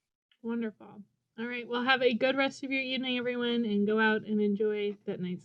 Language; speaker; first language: English; native; English